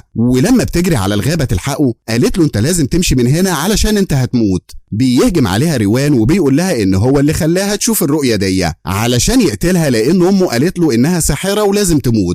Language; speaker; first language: Arabic; native; Arabic